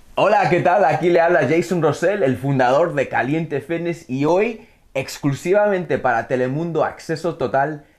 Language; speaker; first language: Spanish; early bilingual, heritage; Spanish